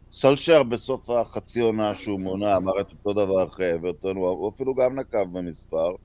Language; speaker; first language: Hebrew; native; Hebrew